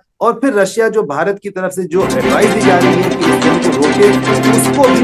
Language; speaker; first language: Hindi; native; Hindi